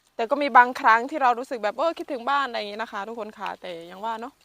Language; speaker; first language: Thai; native; Thai